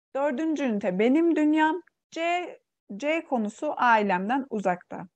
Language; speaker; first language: Turkish; non-native, fluent; Uyghur